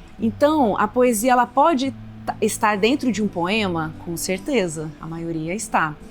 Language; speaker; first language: Portuguese; native; Portuguese